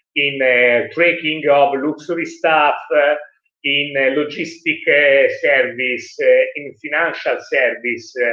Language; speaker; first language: English; non-native, learner; Italian